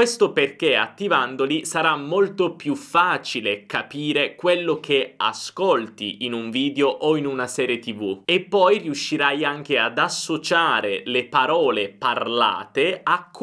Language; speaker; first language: Italian; native; Italian